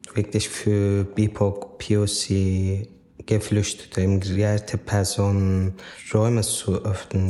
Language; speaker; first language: German; non-native, fluent; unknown